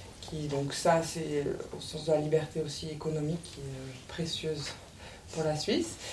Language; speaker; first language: French; native; French